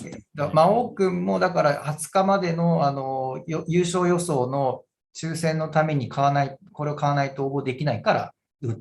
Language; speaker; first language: Japanese; native; Japanese